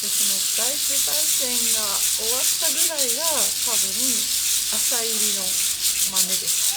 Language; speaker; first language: Japanese; native; Japanese